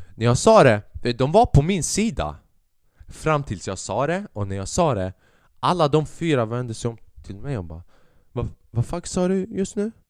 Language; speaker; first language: Swedish; early bilingual, other home language; Albanian